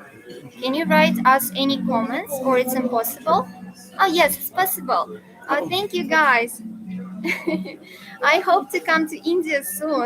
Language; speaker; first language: English; non-native, fluent; Russian